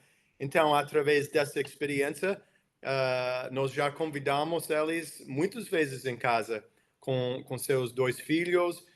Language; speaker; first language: Portuguese; non-native, fluent; English